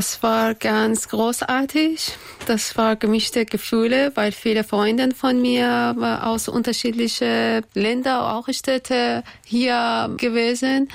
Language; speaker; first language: German; non-native, learner; Persian